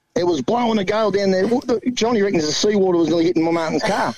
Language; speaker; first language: English; native; English